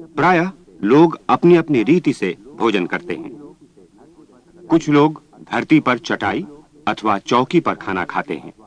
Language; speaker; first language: Hindi; native; Hindi